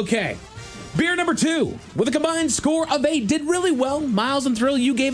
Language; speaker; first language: English; native; English